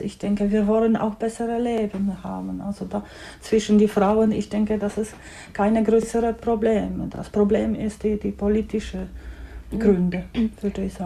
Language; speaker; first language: German; non-native, learner; Polish